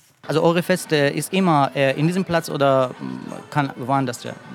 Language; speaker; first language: German; non-native, learner; Persian